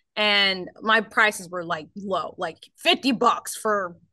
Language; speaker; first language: English; native; English